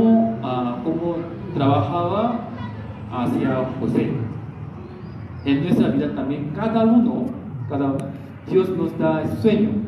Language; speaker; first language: Spanish; non-native, learner; Korean